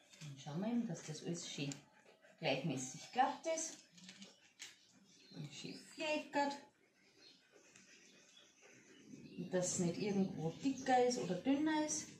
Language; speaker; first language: German; native; German